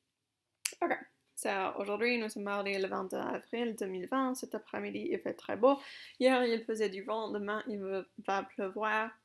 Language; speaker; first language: French; non-native, fluent; English